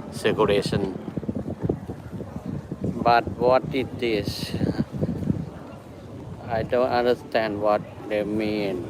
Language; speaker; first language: English; non-native, learner; Thai